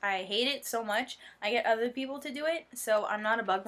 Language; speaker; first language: English; native; English